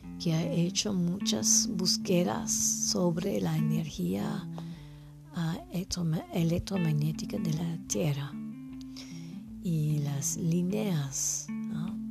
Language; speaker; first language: Spanish; non-native, fluent; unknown